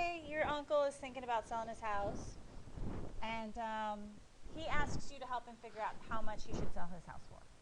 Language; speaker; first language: English; native; English